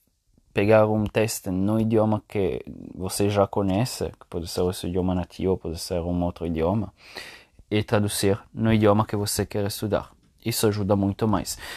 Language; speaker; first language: Portuguese; non-native, fluent; Italian